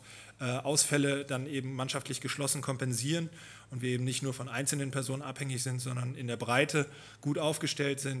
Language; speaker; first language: German; native; German